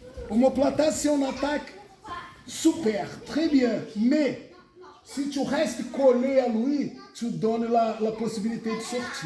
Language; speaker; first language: French; non-native, fluent; Portuguese